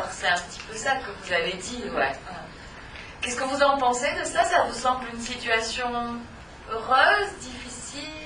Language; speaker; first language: French; native; French